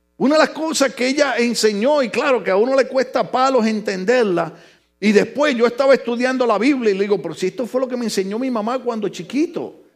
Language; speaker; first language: Spanish; native; Spanish